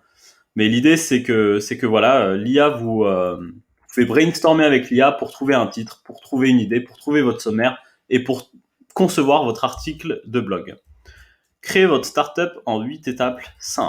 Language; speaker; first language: French; native; French